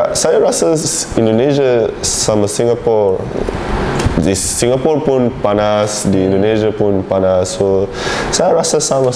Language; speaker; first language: Indonesian; non-native, learner; English